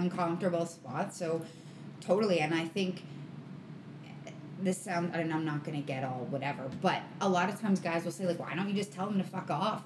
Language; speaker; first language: English; native; English